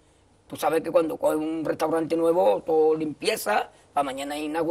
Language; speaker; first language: Spanish; native; Spanish